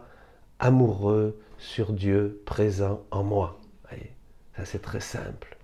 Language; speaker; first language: French; native; French